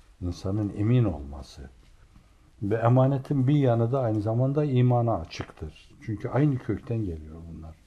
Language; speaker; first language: Turkish; native; Turkish